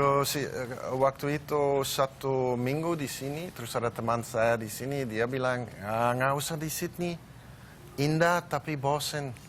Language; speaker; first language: Indonesian; non-native, learner; Dutch